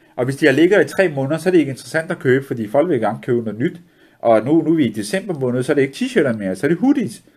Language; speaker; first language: Danish; early bilingual, other home language; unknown